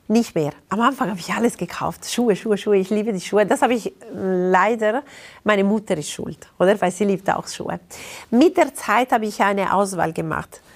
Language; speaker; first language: German; non-native, local second language; Italian